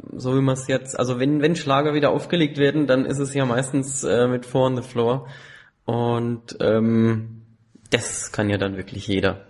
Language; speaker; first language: German; native; German